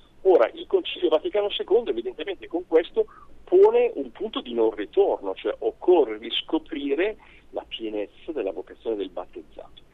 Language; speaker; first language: Italian; native; Italian